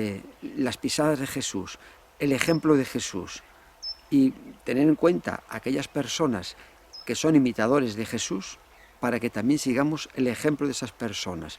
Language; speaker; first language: Spanish; native; Spanish